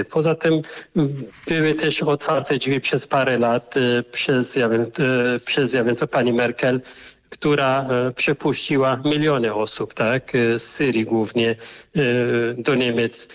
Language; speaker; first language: Polish; non-native, fluent; Arabic